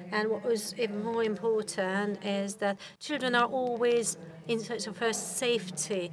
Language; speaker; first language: English; non-native, fluent; Hungarian